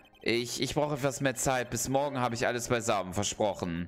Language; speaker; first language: German; native; German